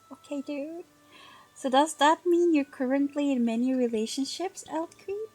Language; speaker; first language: English; native; English